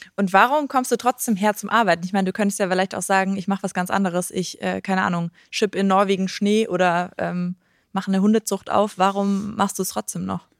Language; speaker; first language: German; native; German